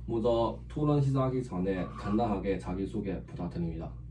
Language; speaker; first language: Korean; non-native, learner; Chinese